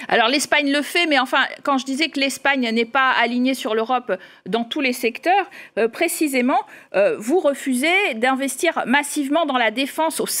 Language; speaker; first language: French; native; French